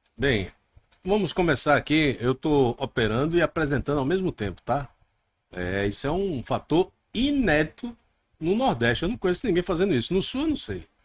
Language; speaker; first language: Portuguese; native; Portuguese